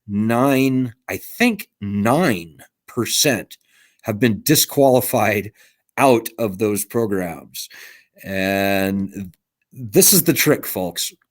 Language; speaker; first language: English; native; English